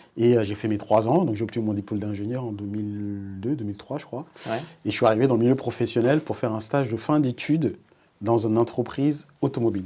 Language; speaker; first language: French; early bilingual, other home language; Wolof